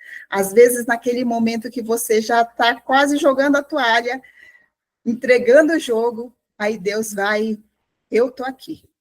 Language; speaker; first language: Portuguese; native; Portuguese